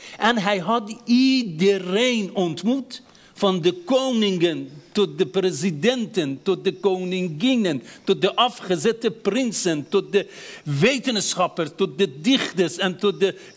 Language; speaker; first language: Dutch; non-native, fluent; Persian